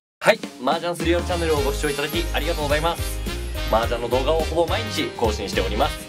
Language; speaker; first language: Japanese; native; Japanese